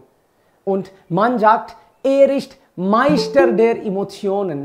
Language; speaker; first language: German; non-native, fluent; Hindi